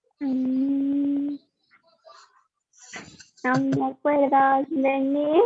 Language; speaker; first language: Spanish; non-native, learner; Korean